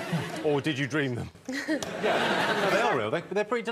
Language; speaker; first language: English; native; English